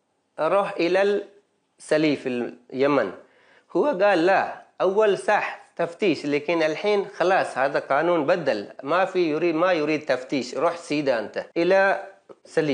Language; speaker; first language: Arabic; non-native, learner; Baluchi